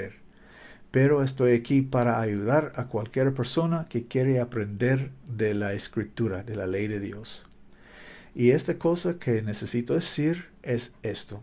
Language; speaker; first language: Spanish; non-native, learner; English